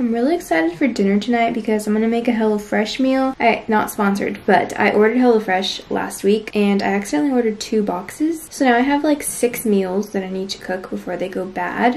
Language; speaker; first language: English; native; English